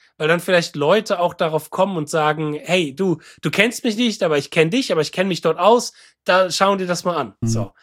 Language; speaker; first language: German; native; German